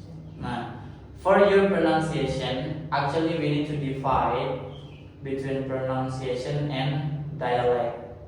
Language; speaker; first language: English; non-native, fluent; Indonesian